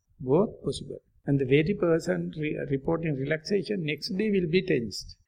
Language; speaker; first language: English; non-native, local second language; Sinhala